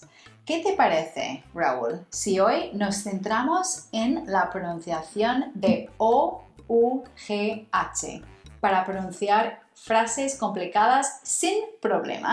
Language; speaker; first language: Spanish; non-native, fluent; English